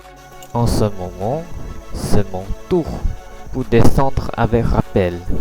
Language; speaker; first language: French; non-native, learner; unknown